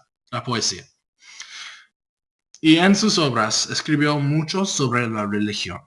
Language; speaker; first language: Spanish; non-native, learner; English